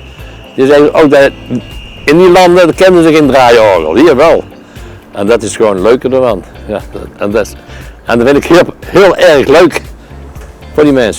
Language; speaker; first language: Dutch; native; Dutch